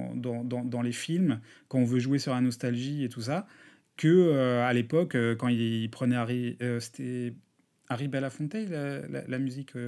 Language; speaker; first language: French; native; French